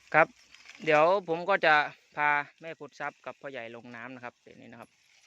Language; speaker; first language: Thai; non-native, local second language; Khmer